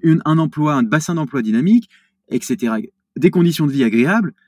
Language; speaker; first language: French; native; French